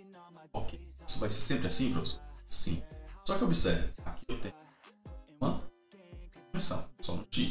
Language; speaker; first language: Portuguese; native; Portuguese